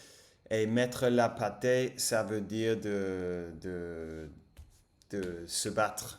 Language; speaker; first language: French; non-native, fluent; English